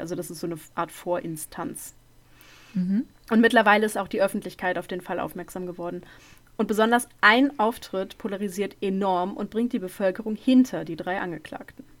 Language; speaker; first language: German; native; German